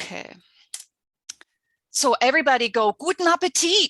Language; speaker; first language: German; non-native, fluent; English